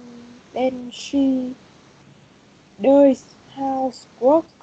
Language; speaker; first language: English; non-native, learner; Vietnamese